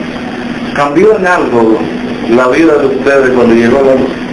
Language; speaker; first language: Spanish; native; Spanish